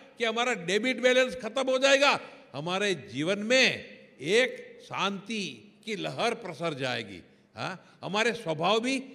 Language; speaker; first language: Hindi; non-native, local second language; Gujarati